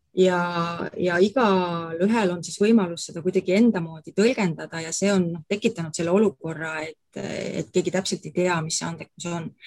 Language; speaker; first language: Estonian; native; Estonian